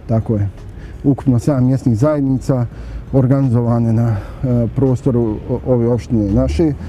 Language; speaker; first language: Bosnian; native; Bosnian